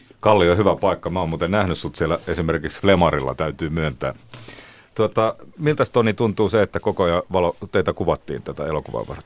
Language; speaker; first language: Finnish; native; Finnish